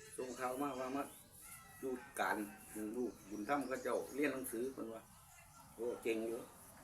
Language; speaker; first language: Thai; native; Thai